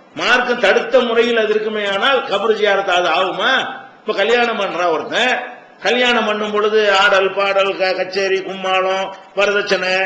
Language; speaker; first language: Tamil; native; Tamil